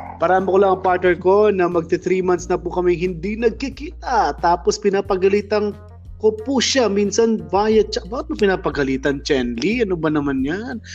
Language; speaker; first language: Filipino; non-native, local second language; Bikol